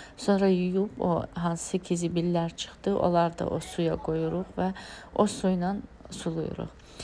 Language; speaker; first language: Azerbaijani; non-native, fluent; Lezghian